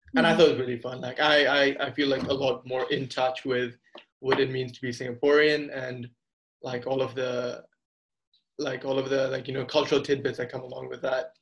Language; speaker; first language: English; early bilingual, other home language; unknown